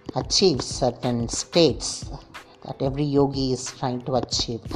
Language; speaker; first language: English; non-native, local second language; Tamil